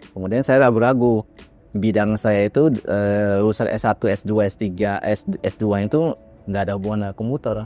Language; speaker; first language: Indonesian; native; Indonesian